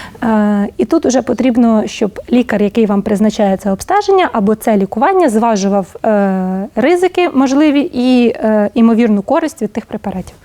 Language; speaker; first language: Ukrainian; native; Ukrainian